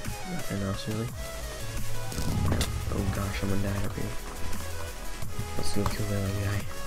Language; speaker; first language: English; native; English